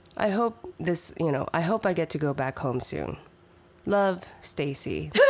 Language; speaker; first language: English; early bilingual, other home language; Chinese